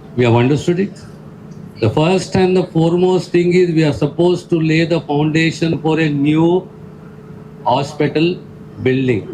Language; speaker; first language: English; non-native, local second language; Telugu